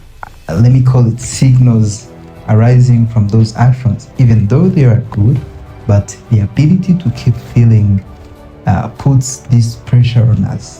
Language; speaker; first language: English; non-native, local second language; Kinyarwanda